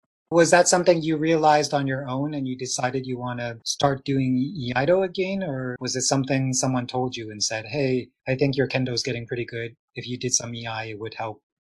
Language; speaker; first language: English; early bilingual, other home language; Chinese